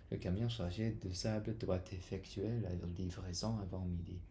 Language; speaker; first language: French; non-native, learner; English